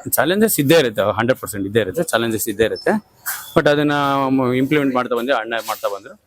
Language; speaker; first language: Kannada; native; Kannada